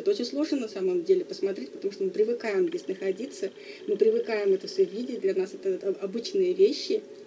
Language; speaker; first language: Russian; native; Russian